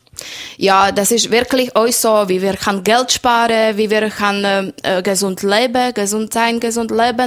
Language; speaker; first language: German; non-native, learner; Slovak